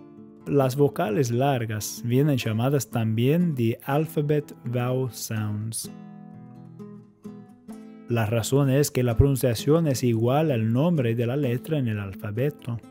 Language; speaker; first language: Spanish; non-native, fluent; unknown